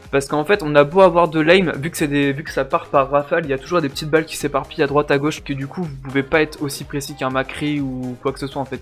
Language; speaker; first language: French; native; French